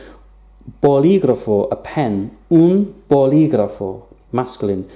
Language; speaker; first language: Spanish; non-native, fluent; English